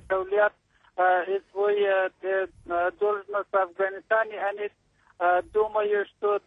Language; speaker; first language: Russian; non-native, learner; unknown